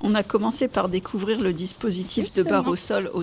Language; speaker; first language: French; native; French